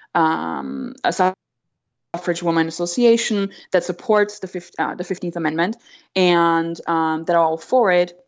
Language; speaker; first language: English; non-native, fluent; German